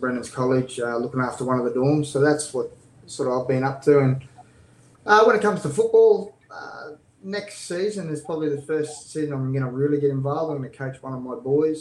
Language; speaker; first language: English; native; English